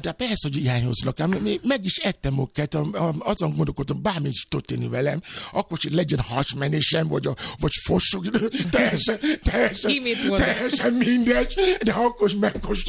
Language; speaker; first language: Hungarian; non-native, fluent; Yoruba